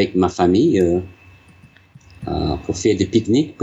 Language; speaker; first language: French; non-native, learner; English